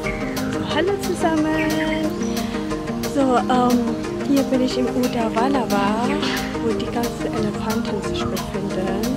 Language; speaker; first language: German; non-native, fluent; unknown